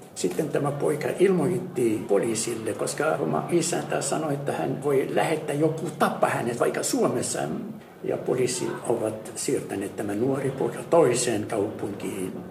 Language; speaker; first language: Finnish; non-native, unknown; Arabic